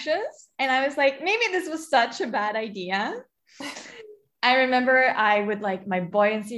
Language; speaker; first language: English; non-native, local second language; Filipino